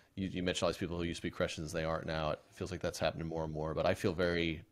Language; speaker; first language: English; native; English